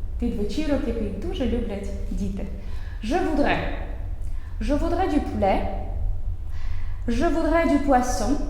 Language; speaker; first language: French; non-native, fluent; Ukrainian